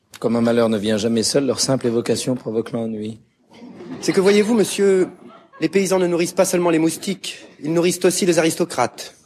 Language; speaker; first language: French; native; French